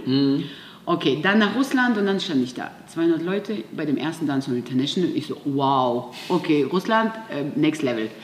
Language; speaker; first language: German; non-native, fluent; Russian